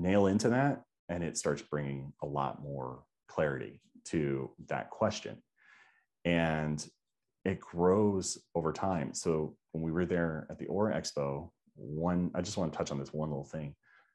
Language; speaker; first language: English; native; English